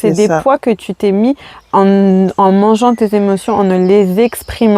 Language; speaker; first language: French; native; French